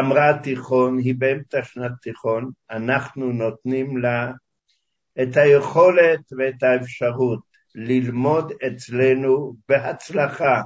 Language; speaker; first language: Hebrew; early bilingual, other home language; Hungarian